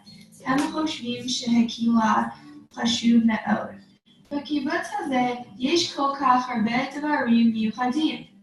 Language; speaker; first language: Hebrew; non-native, learner; English